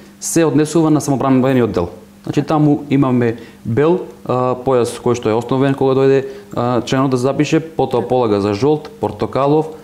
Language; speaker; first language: Macedonian; native; Macedonian